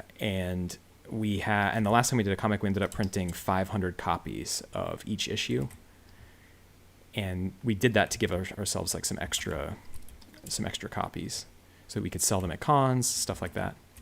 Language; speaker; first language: English; native; English